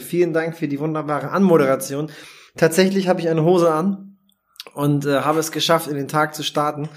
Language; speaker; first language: German; native; German